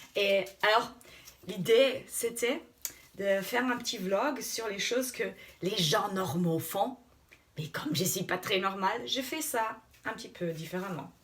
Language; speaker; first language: French; non-native, fluent; German